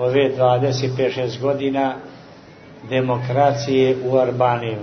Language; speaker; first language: Serbian; early bilingual, heritage; Serbian